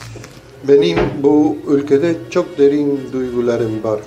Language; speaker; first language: Turkish; non-native, fluent; Spanish